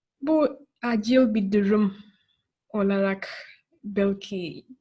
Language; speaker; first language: Turkish; non-native, learner; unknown